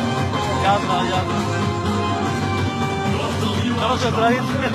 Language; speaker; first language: Russian; non-native, learner; Spanish